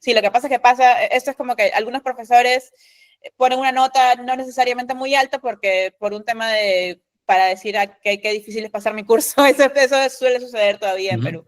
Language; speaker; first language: Spanish; native; Spanish